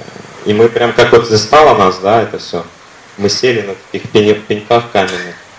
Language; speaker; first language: Russian; native; Russian